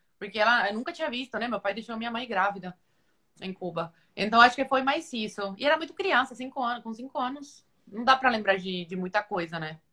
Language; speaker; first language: Portuguese; non-native, fluent; Spanish